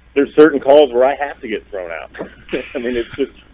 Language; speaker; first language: English; native; English